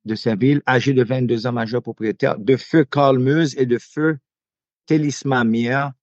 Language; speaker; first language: French; non-native, local second language; Haitian Creole